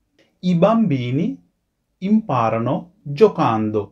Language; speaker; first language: Italian; non-native, fluent; Sinhala